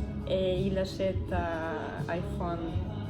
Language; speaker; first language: French; non-native, learner; Russian